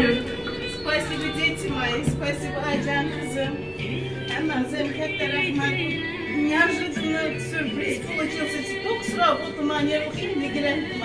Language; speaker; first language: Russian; non-native, local second language; Turkmen